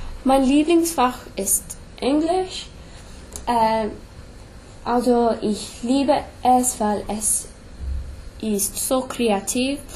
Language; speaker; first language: German; non-native, learner; English